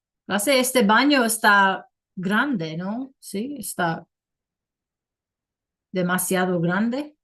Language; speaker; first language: Spanish; non-native, fluent; English